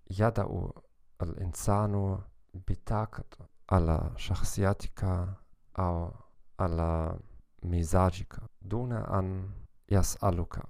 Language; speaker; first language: Arabic; non-native, learner; German